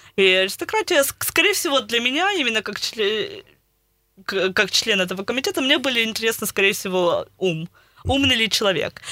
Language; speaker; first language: Russian; early bilingual, heritage; Russian